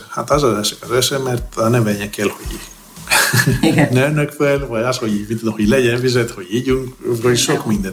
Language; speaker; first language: Hungarian; non-native, fluent; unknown